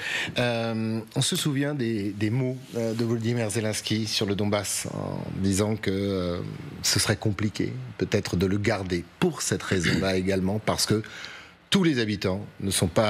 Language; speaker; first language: French; native; French